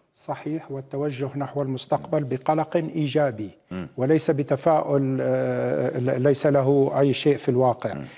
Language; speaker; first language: Arabic; native; Arabic